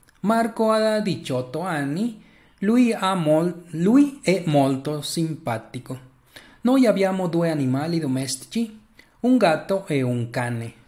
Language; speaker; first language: Italian; non-native, learner; Spanish